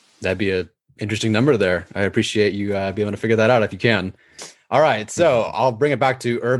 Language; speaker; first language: English; native; English